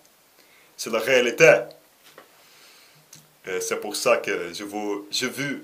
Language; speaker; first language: French; non-native, learner; Russian